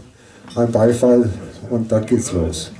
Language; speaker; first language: German; native; German